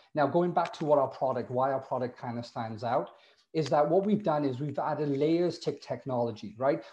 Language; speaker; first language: English; native; English